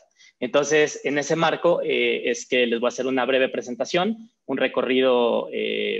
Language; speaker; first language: Spanish; native; Spanish